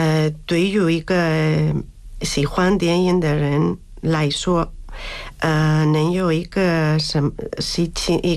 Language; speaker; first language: Chinese; non-native, learner; Spanish